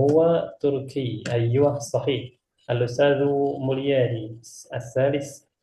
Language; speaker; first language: Arabic; non-native, fluent; Indonesian